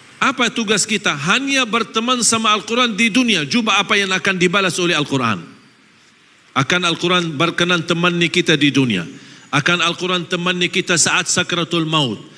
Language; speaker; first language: Malay; non-native, fluent; Arabic